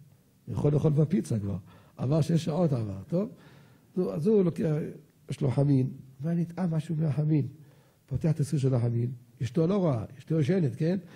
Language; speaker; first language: Hebrew; native; Hebrew